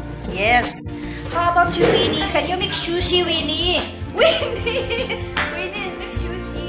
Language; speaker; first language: English; non-native, local second language; Filipino